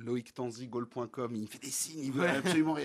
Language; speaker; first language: French; native; French